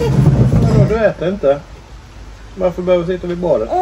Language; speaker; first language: Swedish; early bilingual, other home language; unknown